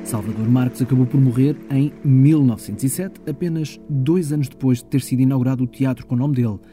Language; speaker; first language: Portuguese; native; Portuguese